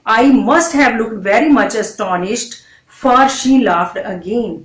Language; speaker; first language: English; non-native, local second language; Punjabi